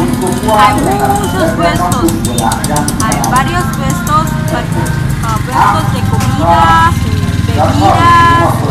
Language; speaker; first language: Spanish; non-native, learner; Thai